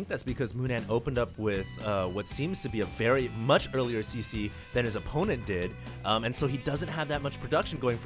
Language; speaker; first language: English; native; English